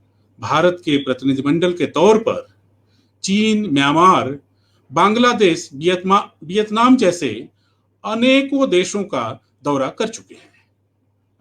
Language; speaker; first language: Hindi; native; Hindi